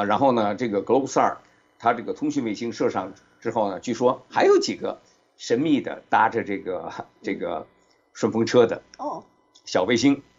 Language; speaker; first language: Chinese; native; Chinese